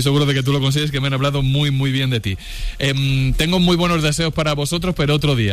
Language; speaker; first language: Spanish; native; Spanish